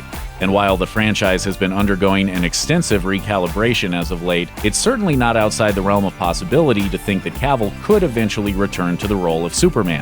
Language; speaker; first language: English; native; English